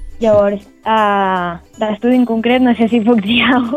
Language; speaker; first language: Catalan; native; Catalan